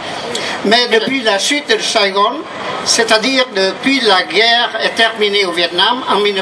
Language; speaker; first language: French; non-native, fluent; Vietnamese